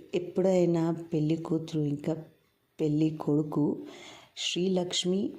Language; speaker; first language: Telugu; non-native, local second language; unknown